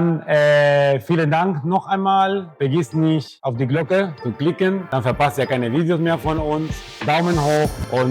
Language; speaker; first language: German; non-native, fluent; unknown